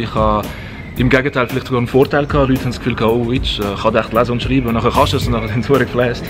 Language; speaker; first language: German; early bilingual, other home language; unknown